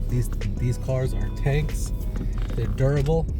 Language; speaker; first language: English; native; English